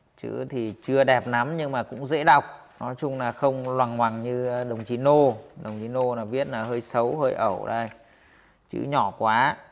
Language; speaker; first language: Vietnamese; native; Vietnamese